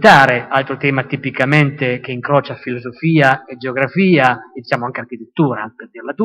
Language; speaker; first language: Italian; native; Italian